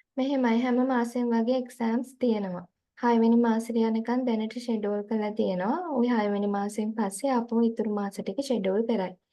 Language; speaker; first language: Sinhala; native; Sinhala